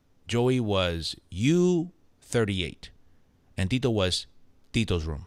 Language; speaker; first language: English; early bilingual, other home language; Spanish